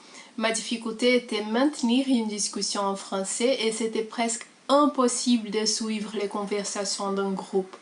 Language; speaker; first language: French; non-native, learner; Portuguese